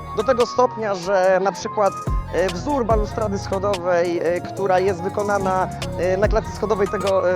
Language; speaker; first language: Polish; native; Polish